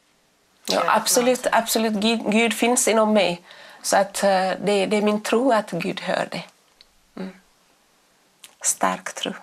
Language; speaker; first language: Swedish; non-native, fluent; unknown